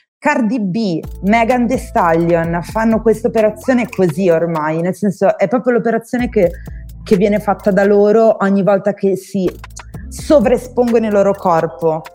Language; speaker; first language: Italian; native; Italian